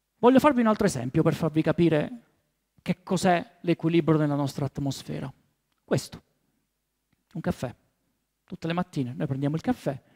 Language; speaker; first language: Italian; native; Italian